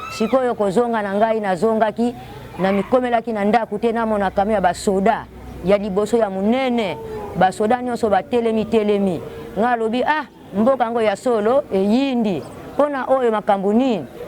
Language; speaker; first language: Lingala; non-native, local second language; Kongo